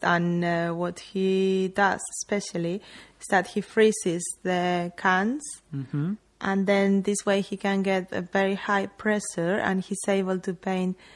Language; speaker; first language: English; non-native, fluent; Spanish